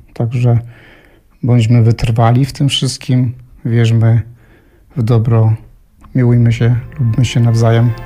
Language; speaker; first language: Polish; early bilingual, heritage; Polish